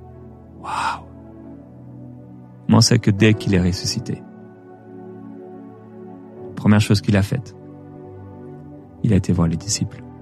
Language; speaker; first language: French; native; French